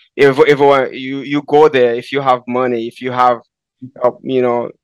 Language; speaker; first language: English; non-native, fluent; Haitian Creole